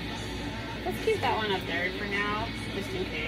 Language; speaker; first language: English; native; English